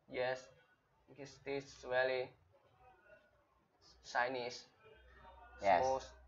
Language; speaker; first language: English; non-native, learner; Chinese